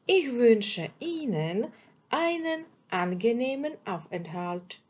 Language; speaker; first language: German; non-native, fluent; Slovak